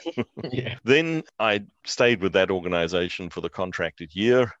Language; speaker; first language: English; native; English